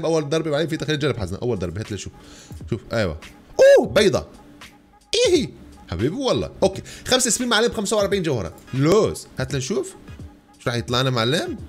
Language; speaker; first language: Arabic; native; Arabic